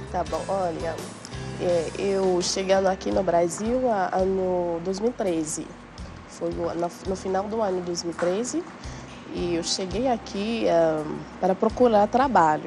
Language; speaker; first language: Portuguese; non-native, learner; Haitian Creole